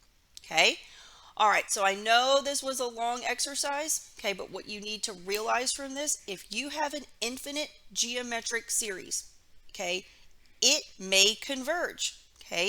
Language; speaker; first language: English; native; English